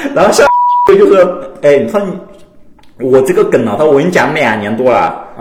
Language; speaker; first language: Chinese; native; Chinese